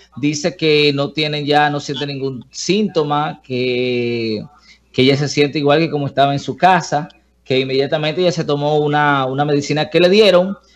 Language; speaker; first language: Spanish; native; Spanish